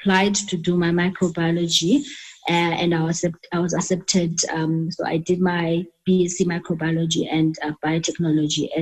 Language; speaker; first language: English; non-native, local second language; Xhosa